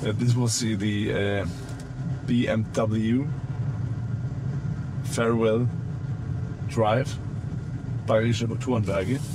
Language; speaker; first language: English; non-native, fluent; German